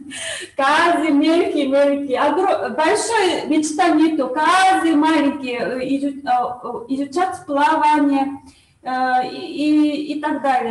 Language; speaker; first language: Russian; non-native, learner; Korean